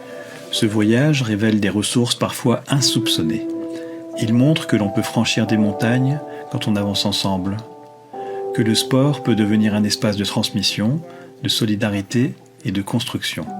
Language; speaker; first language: French; native; French